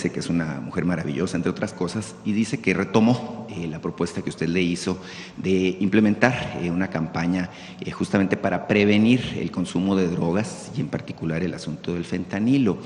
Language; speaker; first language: Spanish; native; Spanish